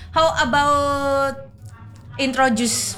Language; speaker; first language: English; non-native, learner; Indonesian